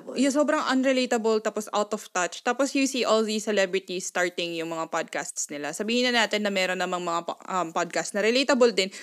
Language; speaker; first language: Filipino; non-native, local second language; Pampanga